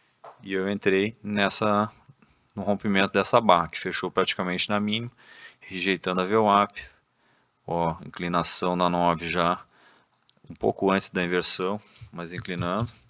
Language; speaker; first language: Portuguese; native; Portuguese